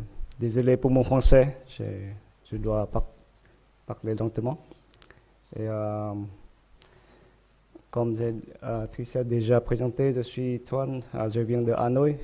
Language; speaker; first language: French; non-native, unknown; Vietnamese